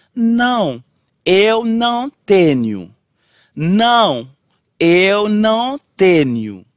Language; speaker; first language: Portuguese; non-native, fluent; Haitian Creole